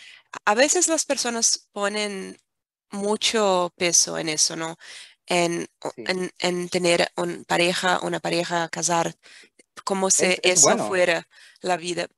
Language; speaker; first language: Spanish; non-native, fluent; Portuguese